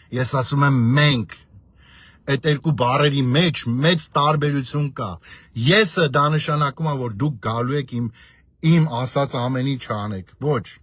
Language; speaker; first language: Armenian; native; Armenian